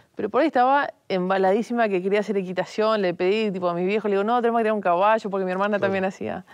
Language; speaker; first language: Spanish; native; Spanish